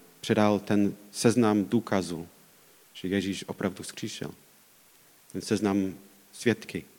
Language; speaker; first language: Czech; non-native, fluent; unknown